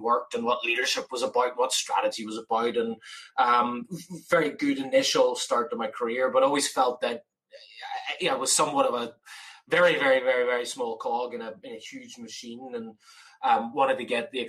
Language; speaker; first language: English; native; English